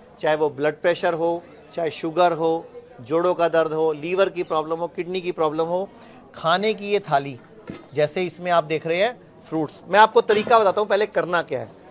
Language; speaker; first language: Hindi; native; Hindi